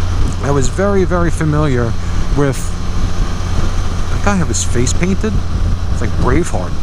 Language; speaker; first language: English; native; English